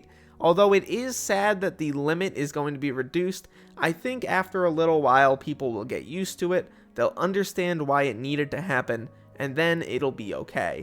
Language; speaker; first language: English; native; English